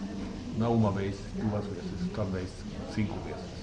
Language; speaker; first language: Portuguese; non-native, learner; Swedish